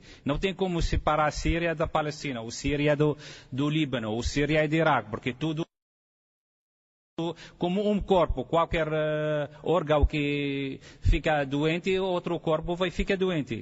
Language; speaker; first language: Portuguese; non-native, fluent; Arabic